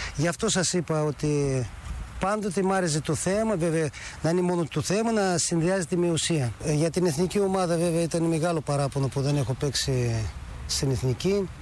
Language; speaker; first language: Greek; early bilingual, heritage; Greek